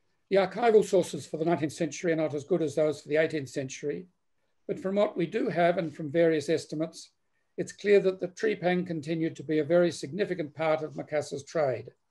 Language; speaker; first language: English; native; English